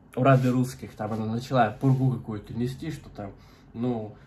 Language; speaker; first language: Russian; native; Russian